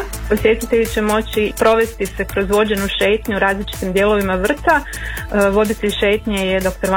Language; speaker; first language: Croatian; native; Croatian